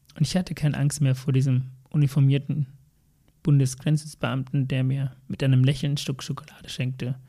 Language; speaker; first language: German; non-native, fluent; Tamil